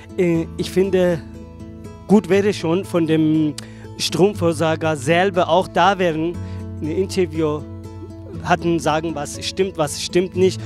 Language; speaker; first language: German; non-native, learner; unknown